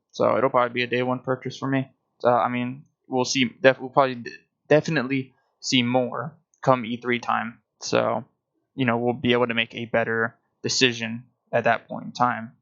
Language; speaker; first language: English; native; English